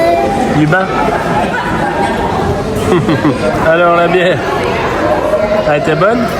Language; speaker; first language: French; native; French